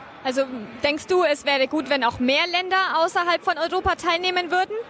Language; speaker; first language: German; native; German